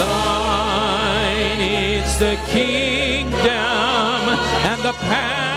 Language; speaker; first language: English; non-native, local second language; Bangla